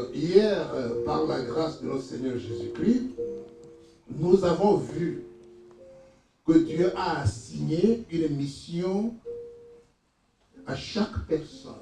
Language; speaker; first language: French; native; French